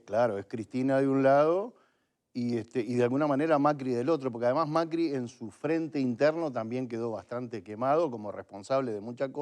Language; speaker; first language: Spanish; native; Spanish